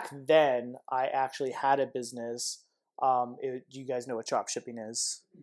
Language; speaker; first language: English; native; English